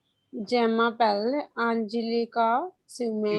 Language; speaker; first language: French; non-native, learner; Hindi